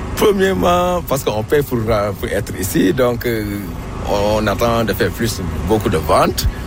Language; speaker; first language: French; non-native, local second language; Wolof